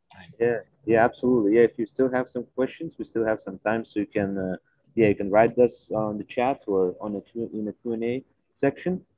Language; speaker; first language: English; non-native, fluent; Lithuanian